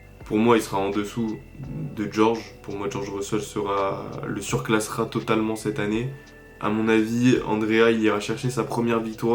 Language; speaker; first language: French; native; French